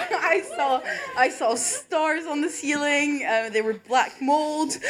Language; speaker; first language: English; non-native, fluent; French